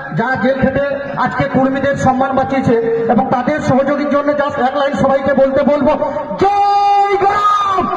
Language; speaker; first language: Bangla; non-native, local second language; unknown